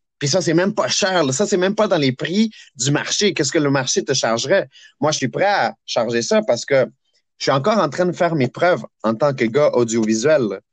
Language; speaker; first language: French; early bilingual, other home language; Spanish